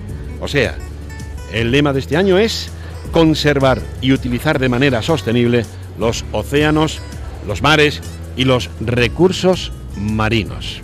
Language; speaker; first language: Spanish; native; Spanish